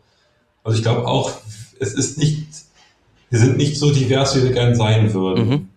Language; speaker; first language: German; native; German